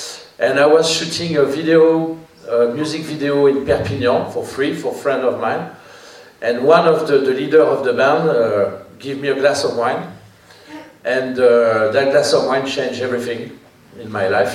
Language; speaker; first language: English; non-native, fluent; French